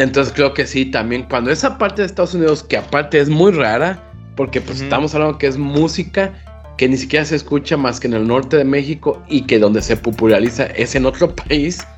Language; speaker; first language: Spanish; native; Spanish